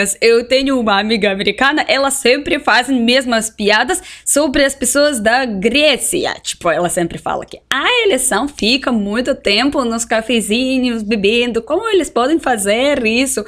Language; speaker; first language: Portuguese; non-native, fluent; Russian